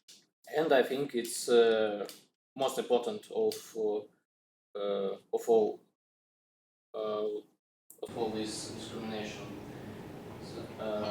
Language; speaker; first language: English; non-native, learner; Russian